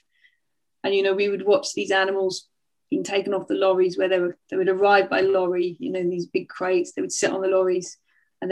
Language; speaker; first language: English; native; English